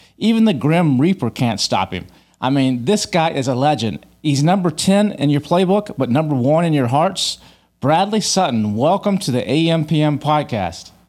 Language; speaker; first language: English; native; English